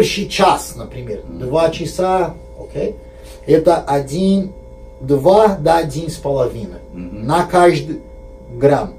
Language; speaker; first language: Russian; non-native, fluent; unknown